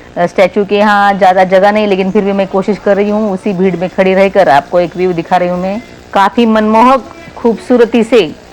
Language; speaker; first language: Hindi; non-native, local second language; Marathi